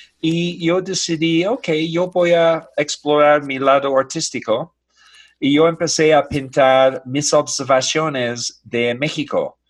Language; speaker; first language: Spanish; non-native, fluent; English